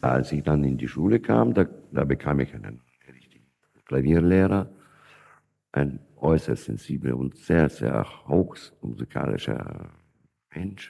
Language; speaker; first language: German; non-native, fluent; Russian